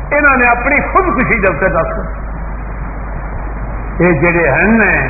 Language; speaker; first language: Urdu; non-native, local second language; Punjabi